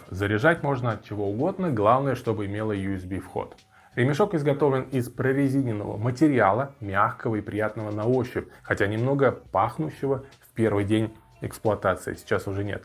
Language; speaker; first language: Russian; native; Russian